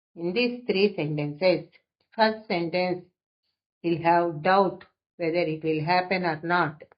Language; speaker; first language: English; non-native, local second language; Telugu